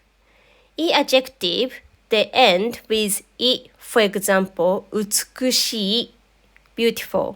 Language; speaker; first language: English; non-native, fluent; Japanese